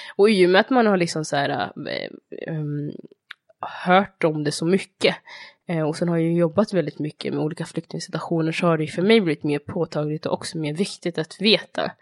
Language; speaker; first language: Swedish; early bilingual, other home language; Somali